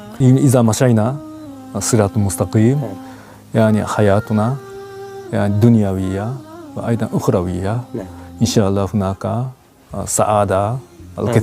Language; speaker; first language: Arabic; non-native, learner; Japanese